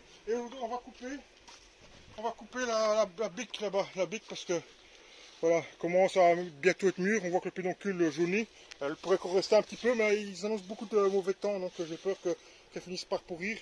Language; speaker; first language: French; native; French